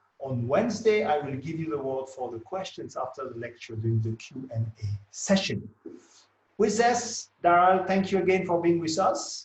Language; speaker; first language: English; non-native, fluent; French